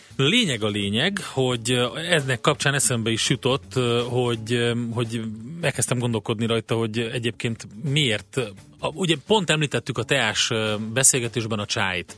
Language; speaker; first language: Hungarian; native; Hungarian